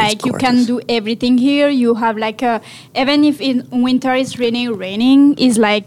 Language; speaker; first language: English; non-native, learner; French